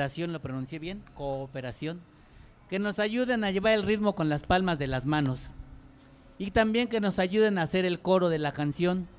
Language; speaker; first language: Spanish; native; Spanish